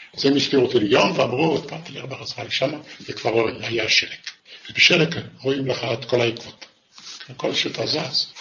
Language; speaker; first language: Hebrew; non-native, fluent; Yiddish